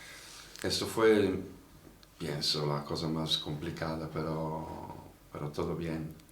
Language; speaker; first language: Spanish; non-native, fluent; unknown